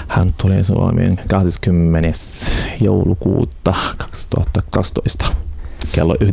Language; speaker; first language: Finnish; non-native, learner; Arabic